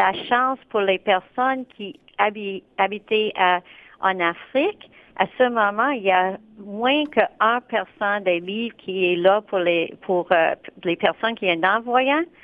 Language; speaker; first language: French; non-native, local second language; English